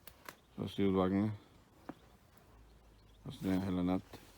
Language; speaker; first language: Swedish; non-native, fluent; Spanish